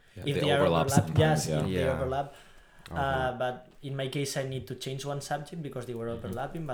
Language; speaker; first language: English; non-native, fluent; Spanish